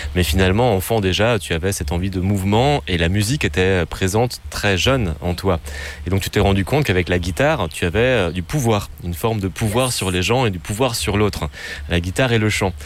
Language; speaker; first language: French; native; French